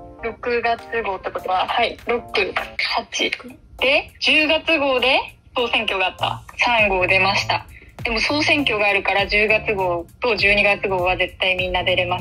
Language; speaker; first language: Japanese; native; Japanese